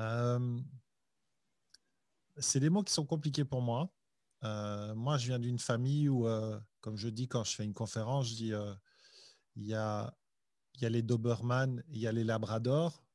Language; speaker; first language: French; native; French